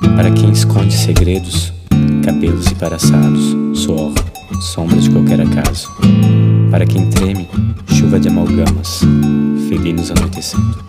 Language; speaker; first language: French; non-native, fluent; Portuguese